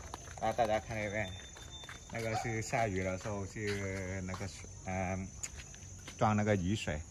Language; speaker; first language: Chinese; non-native, fluent; Vietnamese